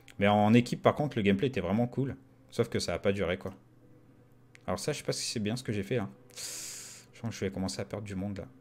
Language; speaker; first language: French; native; French